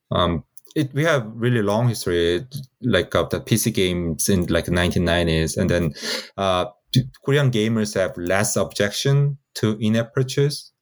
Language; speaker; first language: English; non-native, fluent; Korean